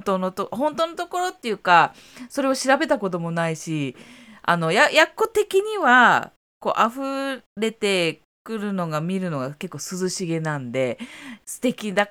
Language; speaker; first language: Japanese; native; Japanese